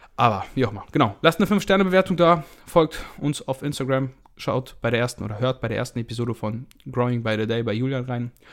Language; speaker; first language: German; early bilingual, other home language; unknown